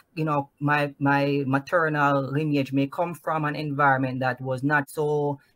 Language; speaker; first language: English; non-native, local second language; Jamaican Creole English